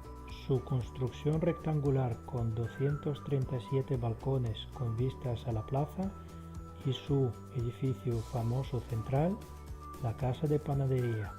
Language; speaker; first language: Spanish; non-native, fluent; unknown